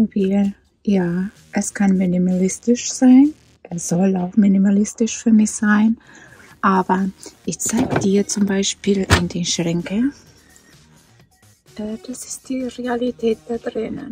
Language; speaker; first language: German; non-native, fluent; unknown